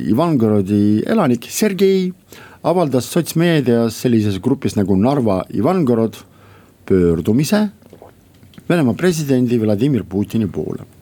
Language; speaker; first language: Estonian; non-native, local second language; Russian